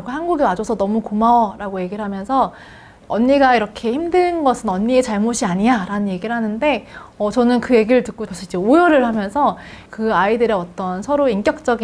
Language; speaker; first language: Korean; native; Korean